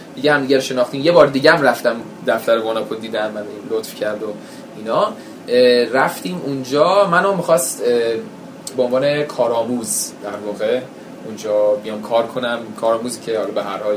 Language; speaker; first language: Persian; early bilingual, heritage; Persian